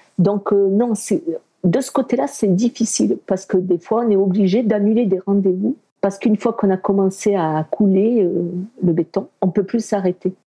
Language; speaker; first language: French; early bilingual, other home language; Spanish